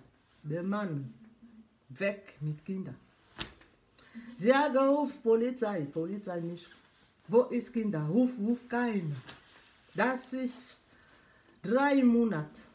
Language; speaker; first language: German; non-native, learner; French